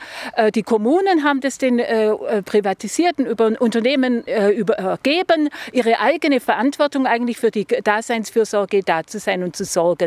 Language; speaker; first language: German; native; German